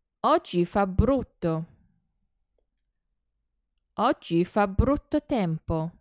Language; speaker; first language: Italian; non-native, fluent; Chinese